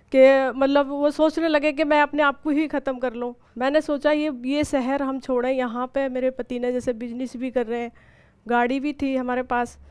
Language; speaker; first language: Hindi; native; Hindi